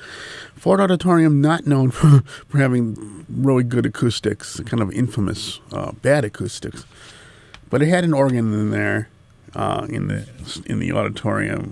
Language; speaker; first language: English; native; English